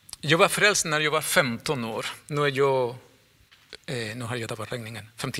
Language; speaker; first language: Swedish; non-native, fluent; Spanish